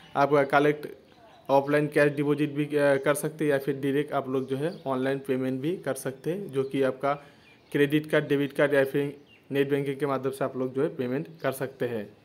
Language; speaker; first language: Hindi; non-native, local second language; Bangla